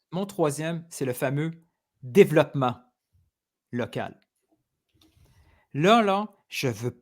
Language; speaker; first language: French; native; French